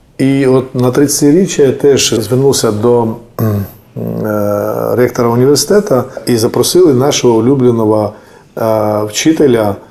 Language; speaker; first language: Ukrainian; non-native, fluent; Georgian